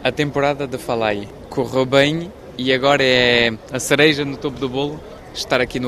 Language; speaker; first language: Portuguese; native; Portuguese